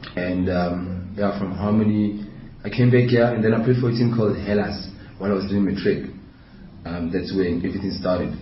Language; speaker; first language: English; non-native, local second language; Southern Sotho